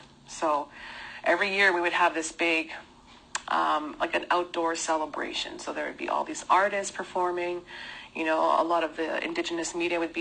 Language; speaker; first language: English; native; English